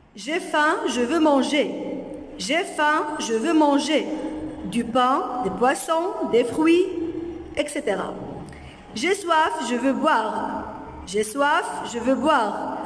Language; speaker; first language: French; non-native, local second language; Arabic